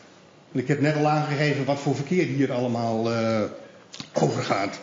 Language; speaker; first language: Dutch; native; Dutch